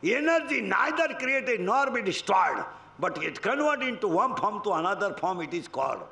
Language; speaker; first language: English; non-native, local second language; Marathi